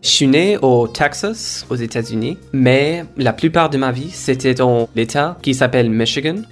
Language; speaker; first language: French; non-native, fluent; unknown